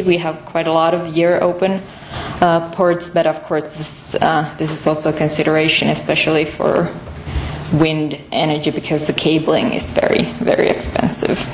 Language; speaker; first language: English; non-native, fluent; Finnish